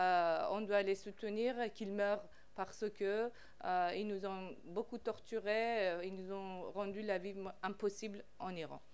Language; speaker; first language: French; non-native, fluent; Persian